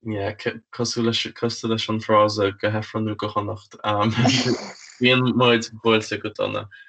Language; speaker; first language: Irish; native; Irish